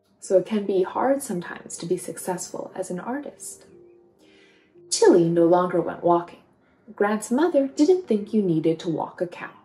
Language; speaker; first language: English; native; English